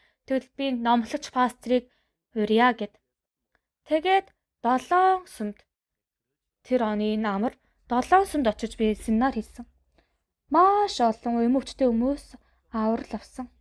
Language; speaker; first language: Mongolian; non-native, fluent; Korean